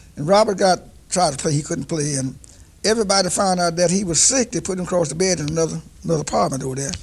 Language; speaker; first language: English; native; English